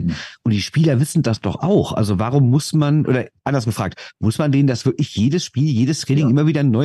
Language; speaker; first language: German; native; German